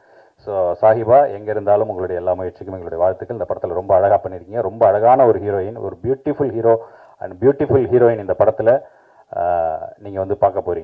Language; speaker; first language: Tamil; native; Tamil